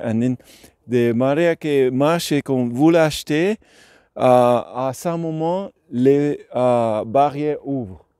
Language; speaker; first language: French; non-native, learner; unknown